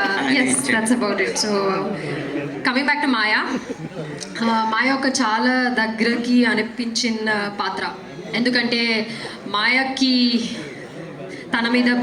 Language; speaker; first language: Telugu; non-native, learner; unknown